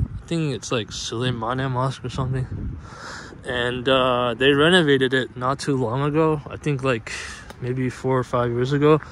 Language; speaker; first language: English; native; English